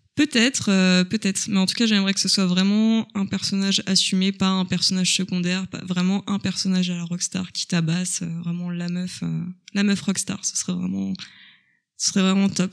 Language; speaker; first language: French; native; French